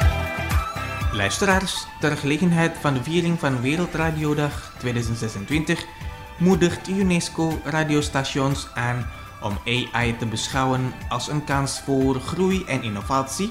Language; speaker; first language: Dutch; non-native, fluent; Indonesian